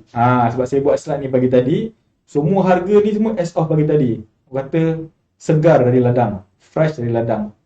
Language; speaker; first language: Malay; native; Malay